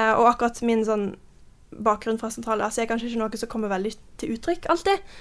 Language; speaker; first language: Norwegian; early bilingual, heritage; Norwegian